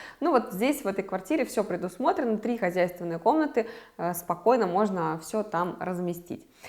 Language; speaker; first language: Russian; native; Russian